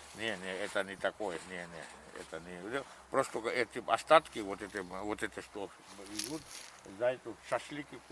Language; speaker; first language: Russian; non-native, fluent; Georgian